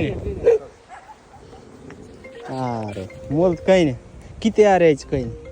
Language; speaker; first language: Romanian; non-native, learner; Nepali